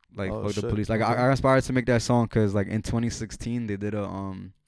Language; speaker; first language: English; native; English